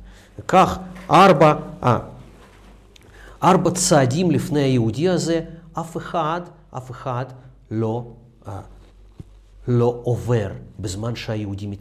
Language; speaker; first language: Hebrew; non-native, fluent; Russian